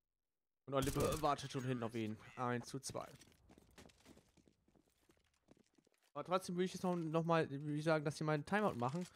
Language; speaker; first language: German; native; German